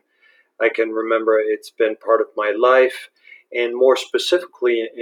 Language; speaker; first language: English; non-native, fluent; Spanish